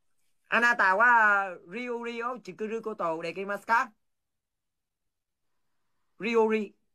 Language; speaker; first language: Japanese; non-native, learner; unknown